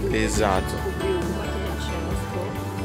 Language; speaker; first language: Portuguese; native; Portuguese